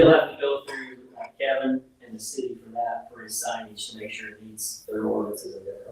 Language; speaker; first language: English; native; English